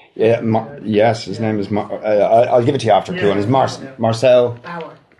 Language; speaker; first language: English; native; English